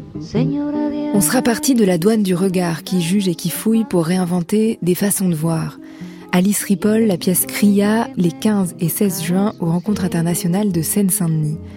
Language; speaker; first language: French; native; French